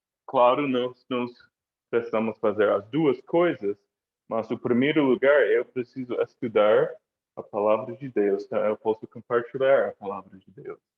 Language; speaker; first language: Portuguese; non-native, fluent; English